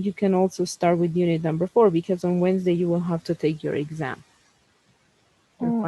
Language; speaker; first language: English; non-native, fluent; Spanish